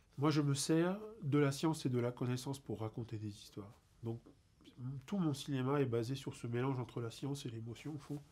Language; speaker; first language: French; native; French